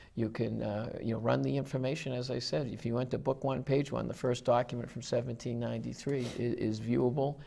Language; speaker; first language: English; native; English